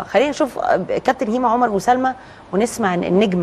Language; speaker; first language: Arabic; native; Arabic